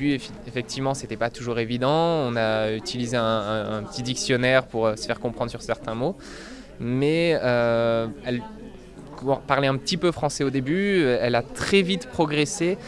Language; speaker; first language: French; native; French